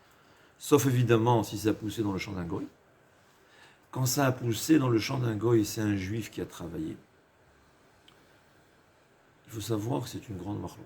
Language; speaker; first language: French; native; French